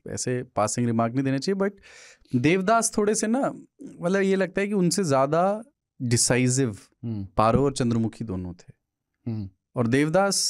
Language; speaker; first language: Hindi; native; Hindi